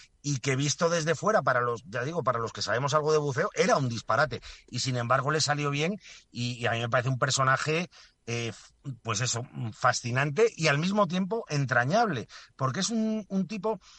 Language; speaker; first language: Spanish; native; Spanish